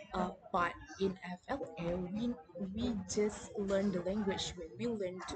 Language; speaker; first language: English; non-native, learner; Indonesian